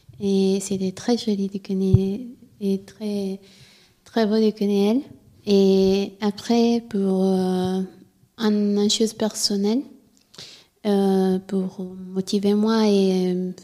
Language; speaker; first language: French; non-native, learner; Italian